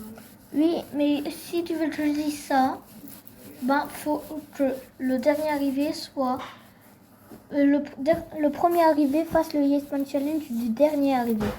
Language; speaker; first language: French; native; French